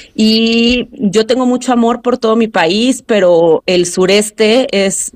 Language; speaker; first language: Spanish; native; Spanish